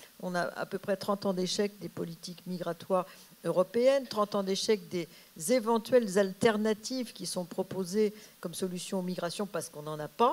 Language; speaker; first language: French; native; French